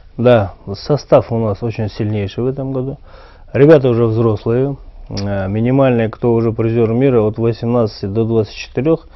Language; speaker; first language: Russian; non-native, local second language; Kyrgyz